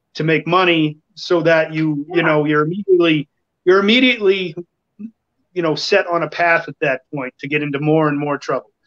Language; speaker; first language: English; native; English